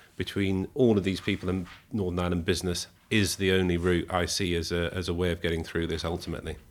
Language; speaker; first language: English; native; English